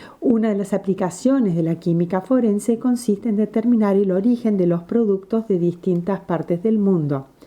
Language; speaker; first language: Spanish; non-native, fluent; English